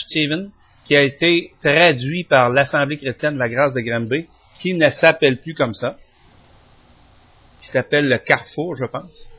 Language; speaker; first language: French; native; French